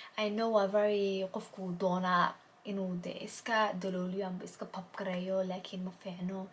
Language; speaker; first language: Somali; early bilingual, heritage; Somali